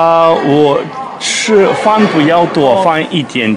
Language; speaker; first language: Chinese; non-native, learner; English